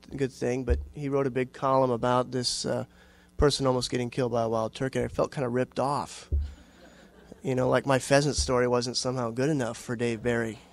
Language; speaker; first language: English; native; English